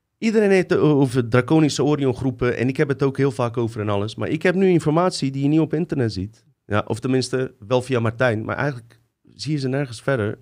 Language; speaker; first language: Dutch; early bilingual, other home language; Bosnian